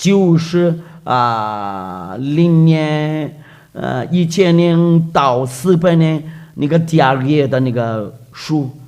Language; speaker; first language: Chinese; non-native, fluent; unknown